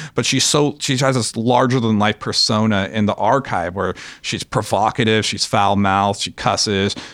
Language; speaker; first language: English; native; English